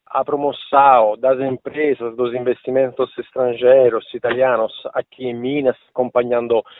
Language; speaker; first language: Portuguese; non-native, fluent; Italian